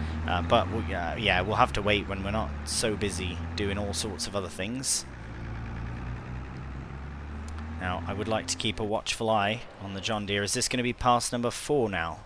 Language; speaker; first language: English; native; English